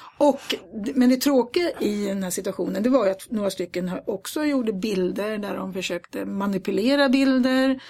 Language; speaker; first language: Swedish; native; Swedish